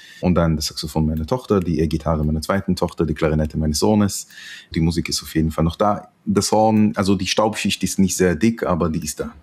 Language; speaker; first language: German; non-native, fluent; Hebrew